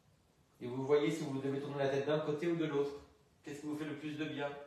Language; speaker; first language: French; native; French